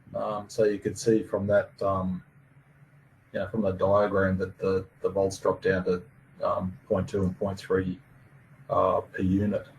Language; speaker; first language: English; native; English